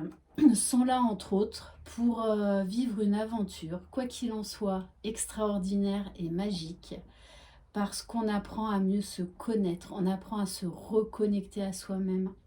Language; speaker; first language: French; native; French